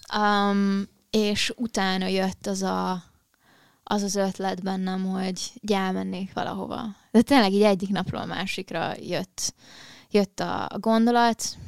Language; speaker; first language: Hungarian; early bilingual, heritage; Hungarian